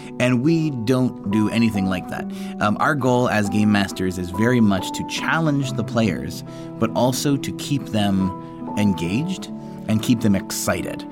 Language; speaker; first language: English; native; English